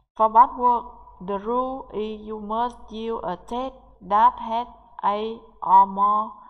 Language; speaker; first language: English; non-native, learner; Vietnamese